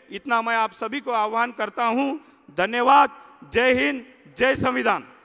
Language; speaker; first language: Hindi; non-native, local second language; Marathi